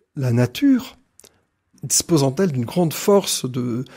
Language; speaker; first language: French; native; French